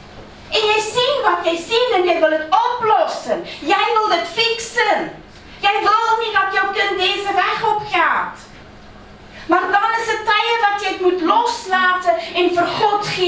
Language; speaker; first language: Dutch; non-native, fluent; Afrikaans